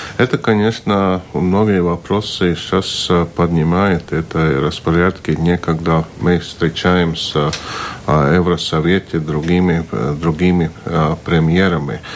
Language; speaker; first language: Russian; non-native, local second language; Latvian